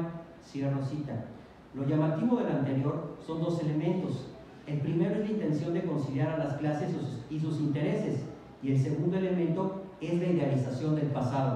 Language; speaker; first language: Spanish; native; Spanish